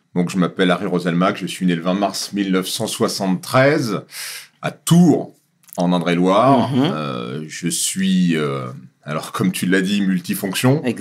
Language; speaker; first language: French; native; French